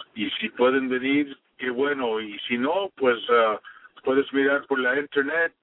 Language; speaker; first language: Spanish; non-native, learner; English